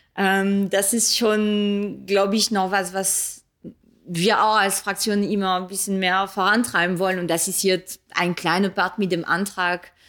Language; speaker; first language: German; early bilingual, other home language; French